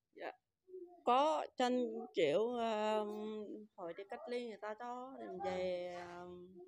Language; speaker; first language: Vietnamese; non-native, local second language; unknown